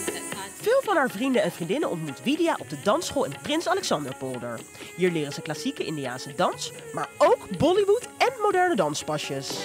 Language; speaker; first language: Dutch; native; Dutch